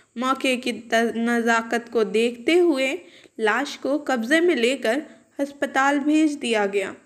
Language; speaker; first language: Hindi; non-native, local second language; Urdu